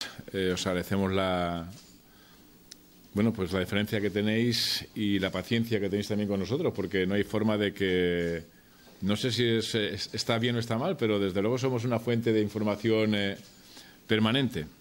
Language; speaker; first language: Spanish; native; Spanish